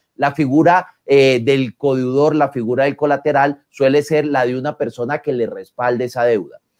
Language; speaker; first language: Spanish; native; Spanish